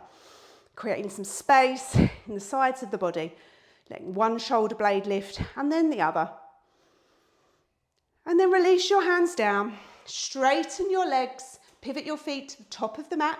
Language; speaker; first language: English; native; English